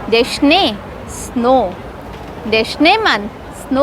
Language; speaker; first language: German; non-native, fluent; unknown